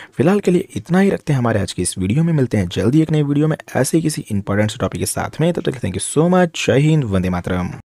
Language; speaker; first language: Hindi; non-native, local second language; Gujarati